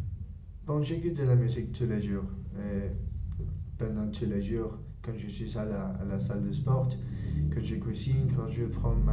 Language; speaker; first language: French; non-native, learner; Spanish